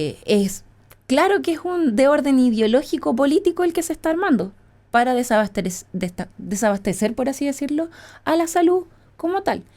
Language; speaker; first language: Spanish; native; Spanish